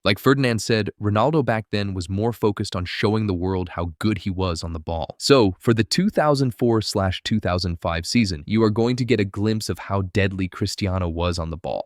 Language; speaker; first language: English; native; English